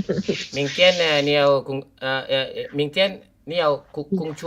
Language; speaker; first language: Chinese; non-native, learner; Indonesian